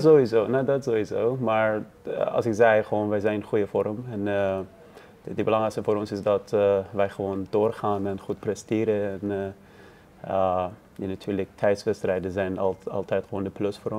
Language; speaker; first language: Dutch; non-native, learner; Persian